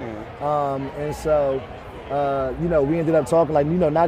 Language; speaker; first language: English; native; English